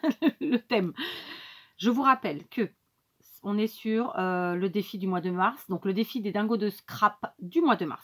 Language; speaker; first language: French; native; French